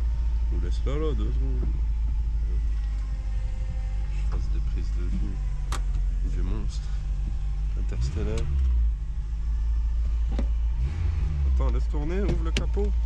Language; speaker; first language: French; native; French